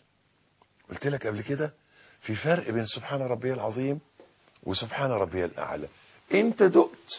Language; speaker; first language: Arabic; native; Arabic